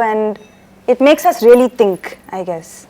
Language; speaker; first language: Telugu; non-native, fluent; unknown